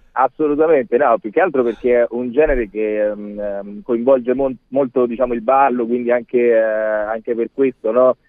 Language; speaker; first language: Italian; early bilingual, other home language; Spanish